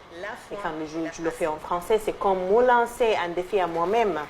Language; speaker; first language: French; non-native, fluent; Arabic